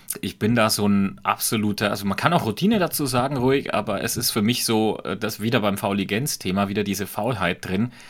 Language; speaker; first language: German; native; German